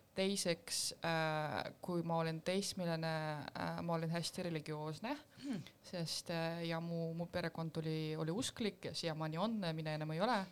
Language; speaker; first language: Estonian; non-native, local second language; Russian